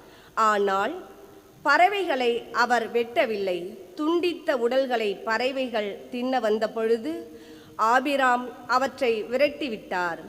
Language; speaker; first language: Tamil; native; Tamil